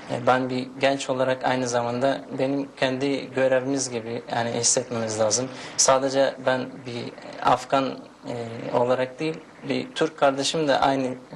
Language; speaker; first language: Turkish; non-native, fluent; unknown